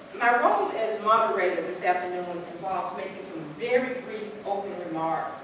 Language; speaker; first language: English; native; English